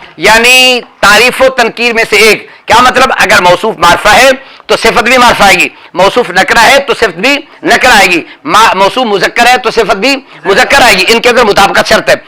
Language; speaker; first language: Urdu; non-native, local second language; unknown